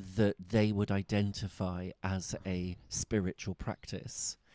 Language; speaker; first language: English; native; English